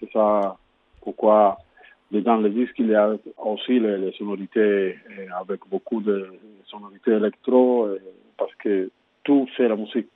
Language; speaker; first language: French; non-native, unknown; Spanish